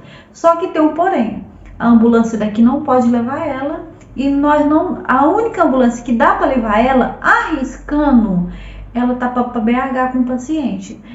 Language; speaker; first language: Portuguese; native; Portuguese